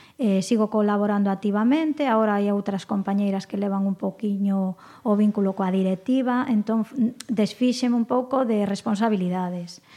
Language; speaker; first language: Galician; non-native, local second language; Spanish